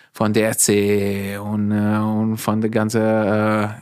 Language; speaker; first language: German; non-native, fluent; Italian